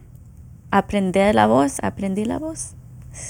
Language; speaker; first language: Spanish; early bilingual, heritage; English